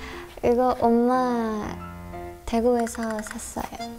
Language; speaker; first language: Korean; non-native, learner; Thai